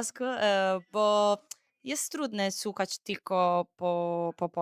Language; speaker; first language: Polish; non-native, learner; Italian